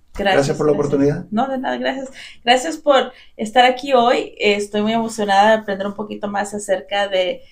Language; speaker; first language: Spanish; early bilingual, heritage; Spanish